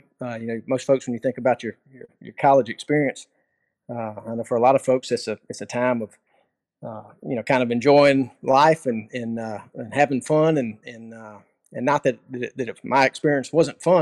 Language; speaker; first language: English; native; English